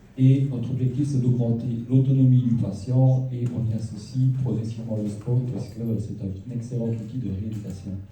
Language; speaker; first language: French; native; French